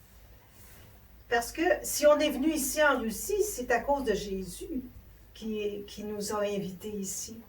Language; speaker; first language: French; native; French